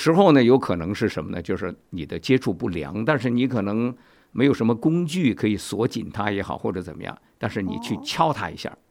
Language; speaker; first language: Chinese; native; Chinese